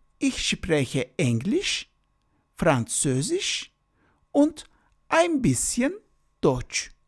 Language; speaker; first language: German; non-native, fluent; Turkish